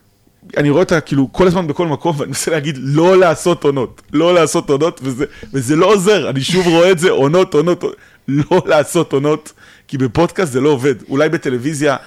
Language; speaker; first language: Hebrew; native; Hebrew